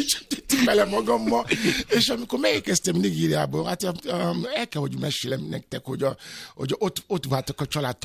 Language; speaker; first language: Hungarian; non-native, fluent; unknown